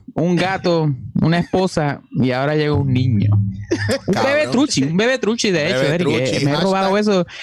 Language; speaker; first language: Spanish; native; Spanish